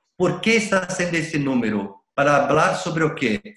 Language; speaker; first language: Spanish; non-native, learner; Portuguese